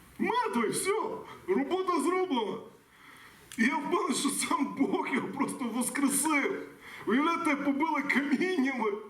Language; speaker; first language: Ukrainian; non-native, local second language; Russian